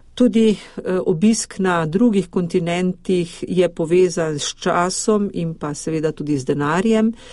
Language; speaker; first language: Slovenian; native; Slovenian